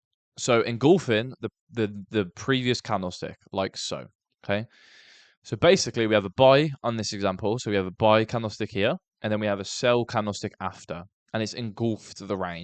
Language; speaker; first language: English; native; English